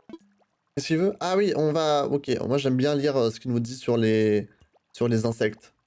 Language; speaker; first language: French; native; French